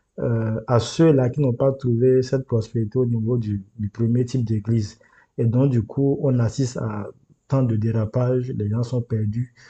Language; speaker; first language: French; non-native, local second language; Yoruba